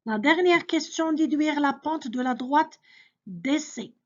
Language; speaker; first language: French; non-native, local second language; Arabic